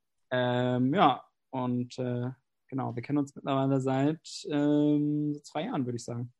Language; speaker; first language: German; non-native, fluent; English